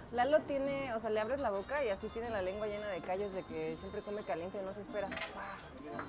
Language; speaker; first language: Spanish; native; Spanish